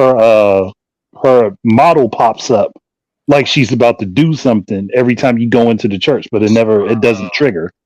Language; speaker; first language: English; native; English